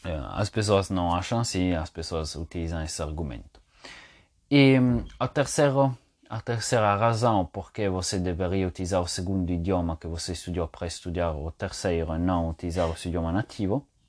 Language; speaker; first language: Portuguese; non-native, fluent; Italian